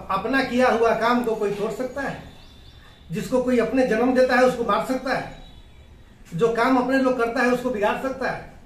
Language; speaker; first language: Hindi; native; Hindi